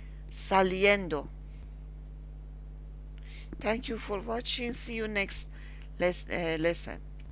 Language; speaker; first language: English; non-native, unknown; Persian